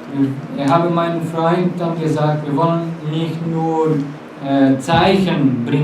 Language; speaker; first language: German; non-native, fluent; Portuguese